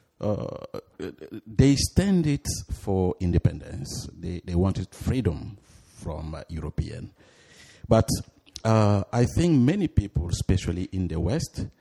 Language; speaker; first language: English; non-native, fluent; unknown